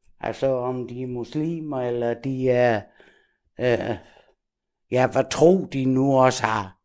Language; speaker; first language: Danish; non-native, fluent; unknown